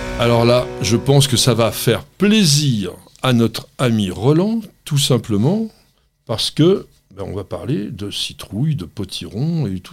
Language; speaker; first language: French; native; French